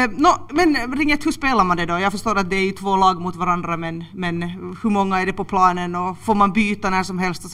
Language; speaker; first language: Swedish; native; Swedish